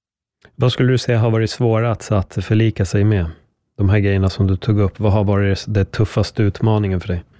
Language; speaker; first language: Swedish; native; Swedish